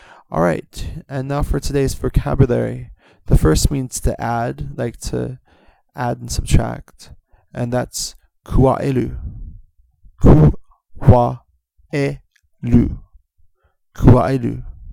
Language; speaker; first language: English; native; English